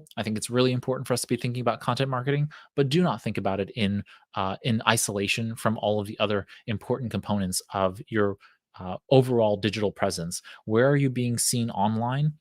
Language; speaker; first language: English; native; English